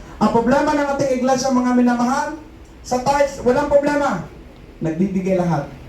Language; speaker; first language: Filipino; non-native, local second language; Cebuano